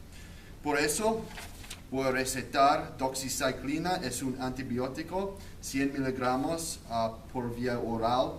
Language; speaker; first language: Spanish; non-native, learner; English